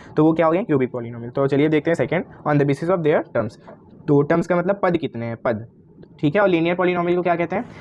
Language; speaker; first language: Hindi; native; Hindi